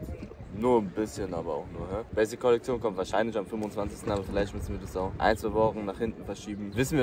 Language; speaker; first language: German; native; German